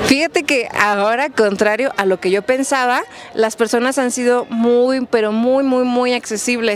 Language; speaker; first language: Spanish; native; Spanish